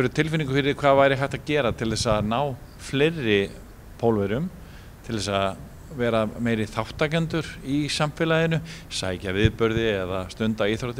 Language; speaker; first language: Icelandic; native; Icelandic